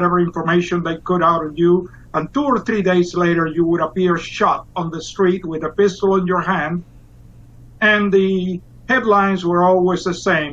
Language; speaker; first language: English; non-native, fluent; Spanish